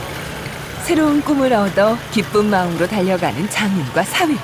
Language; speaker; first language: Korean; native; Korean